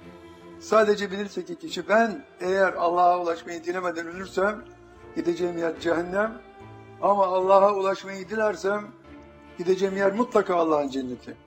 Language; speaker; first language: Turkish; native; Turkish